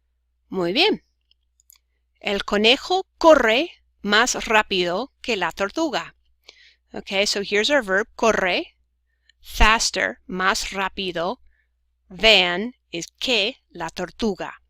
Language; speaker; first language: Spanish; non-native, fluent; English